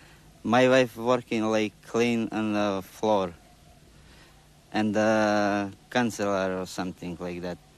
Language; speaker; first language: English; non-native, local second language; Croatian